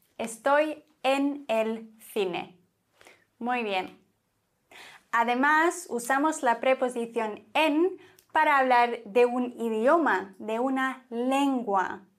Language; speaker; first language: Spanish; non-native, fluent; German